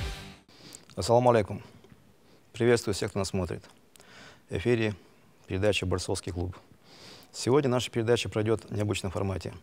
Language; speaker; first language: Russian; non-native, local second language; Chechen